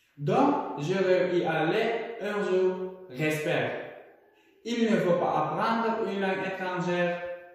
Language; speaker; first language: French; non-native, learner; Uzbek